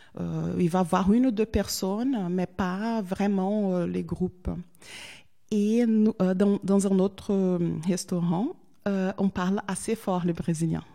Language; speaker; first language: French; non-native, fluent; Portuguese